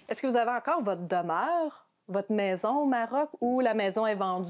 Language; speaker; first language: French; native; French